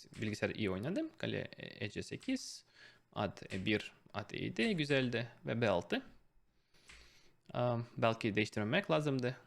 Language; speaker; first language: Turkish; non-native, fluent; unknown